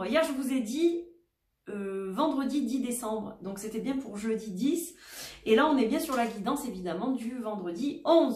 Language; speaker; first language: French; native; French